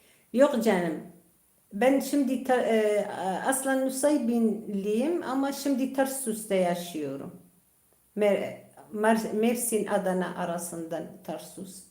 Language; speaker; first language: Turkish; non-native, local second language; Kurdish